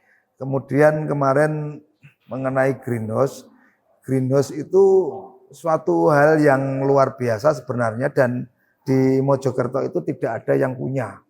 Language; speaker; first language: Indonesian; native; Indonesian